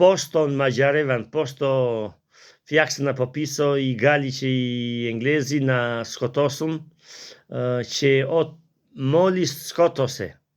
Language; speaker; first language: Greek; non-native, learner; Albanian